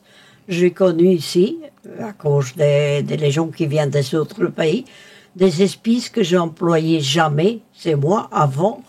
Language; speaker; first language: French; non-native, local second language; Spanish